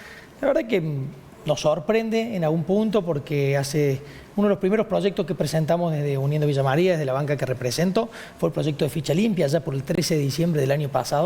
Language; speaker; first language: Spanish; native; Spanish